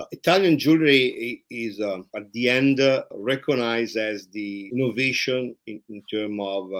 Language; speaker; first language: English; non-native, fluent; Italian